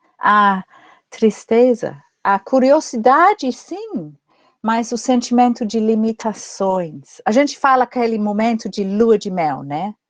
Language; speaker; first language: Portuguese; non-native, fluent; English